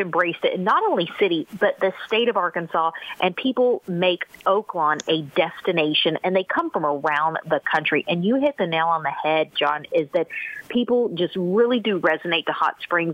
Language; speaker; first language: English; native; English